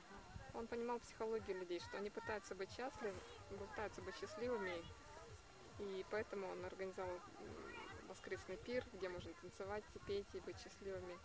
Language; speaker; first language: Russian; native; Russian